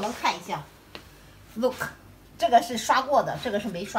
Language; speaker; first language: Chinese; native; Chinese